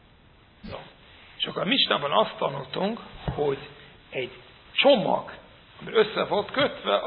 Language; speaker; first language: Hungarian; non-native, fluent; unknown